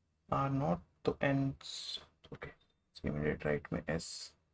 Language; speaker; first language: English; non-native, local second language; Hindi